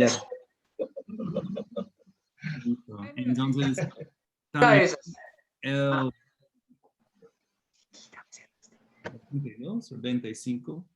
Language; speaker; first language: Spanish; non-native, fluent; English